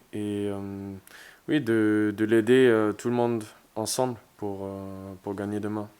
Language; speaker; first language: French; non-native, fluent; German